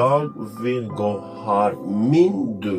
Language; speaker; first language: Swedish; non-native, learner; English